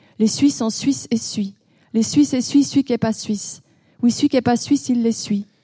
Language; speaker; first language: French; native; French